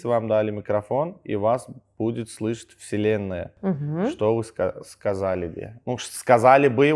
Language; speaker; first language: Russian; non-native, local second language; Turkmen